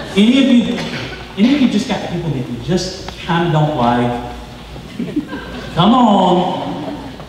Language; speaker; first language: English; native; English